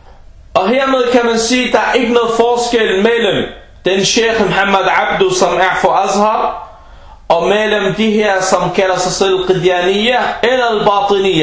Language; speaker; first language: Danish; early bilingual, other home language; Arabic